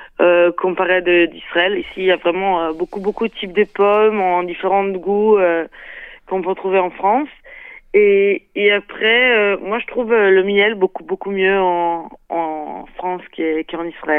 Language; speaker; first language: French; non-native, fluent; Hebrew